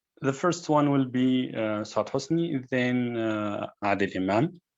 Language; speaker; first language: English; non-native, fluent; Arabic